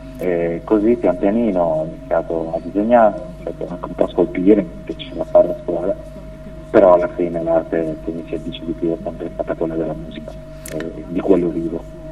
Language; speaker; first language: Italian; early bilingual, other home language; Portuguese